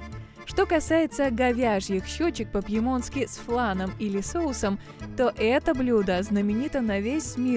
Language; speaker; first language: Russian; native; Russian